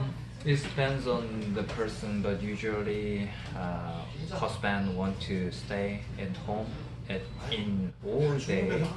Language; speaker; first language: English; non-native, learner; Korean